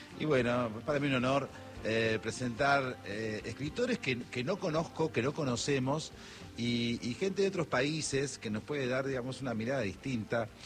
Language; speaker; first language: Spanish; native; Spanish